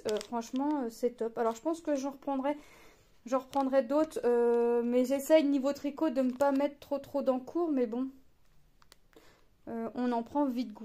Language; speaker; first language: French; native; French